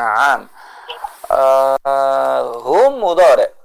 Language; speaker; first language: Arabic; non-native, fluent; Indonesian